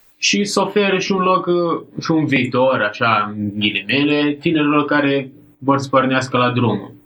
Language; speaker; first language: Romanian; non-native, fluent; Italian